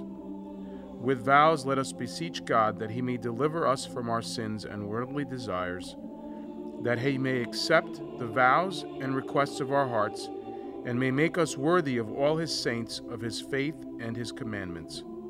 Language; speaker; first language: English; native; English